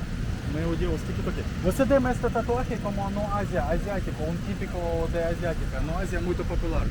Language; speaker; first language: Portuguese; non-native, learner; Russian